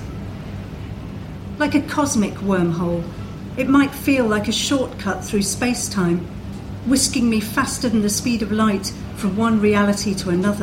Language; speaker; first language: English; native; English